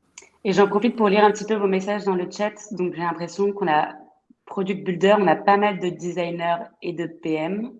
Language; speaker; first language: French; native; French